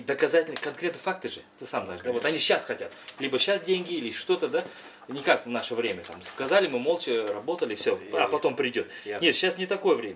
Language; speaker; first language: Russian; non-native, local second language; Kyrgyz